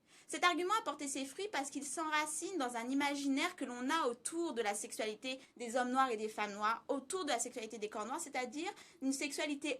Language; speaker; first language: French; native; French